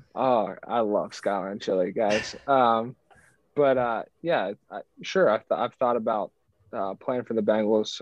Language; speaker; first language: English; native; English